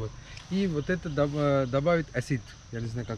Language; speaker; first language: Russian; non-native, learner; Sinhala